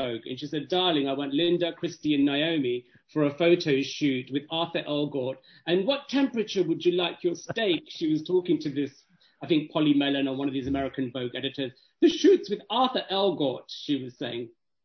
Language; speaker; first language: English; native; English